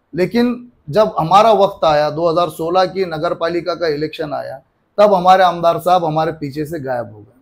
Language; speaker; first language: Hindi; non-native, local second language; Marathi